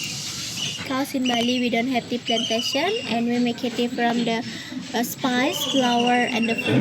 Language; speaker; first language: English; non-native, local second language; Indonesian